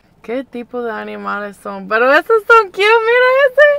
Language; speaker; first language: Spanish; early bilingual, heritage; English